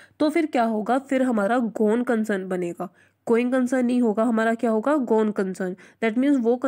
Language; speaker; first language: Hindi; non-native, local second language; Punjabi